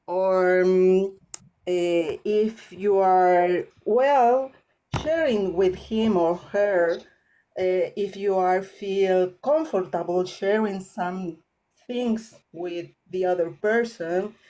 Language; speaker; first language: English; non-native, learner; Spanish